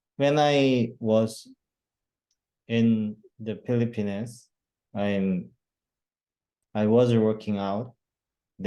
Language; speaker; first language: English; non-native, learner; Korean